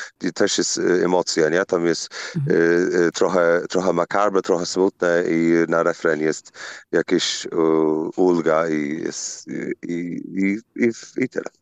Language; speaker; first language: Polish; non-native, learner; English